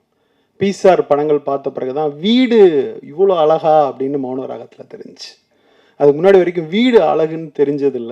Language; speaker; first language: Tamil; native; Tamil